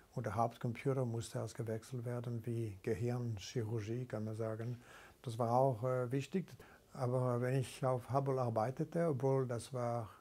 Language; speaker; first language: German; non-native, local second language; French